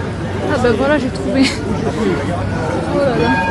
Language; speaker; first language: French; native; French